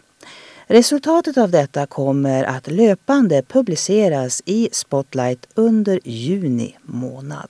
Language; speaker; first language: Swedish; native; Swedish